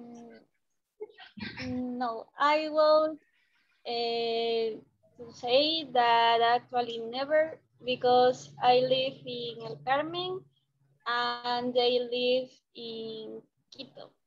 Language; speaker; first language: English; non-native, learner; Spanish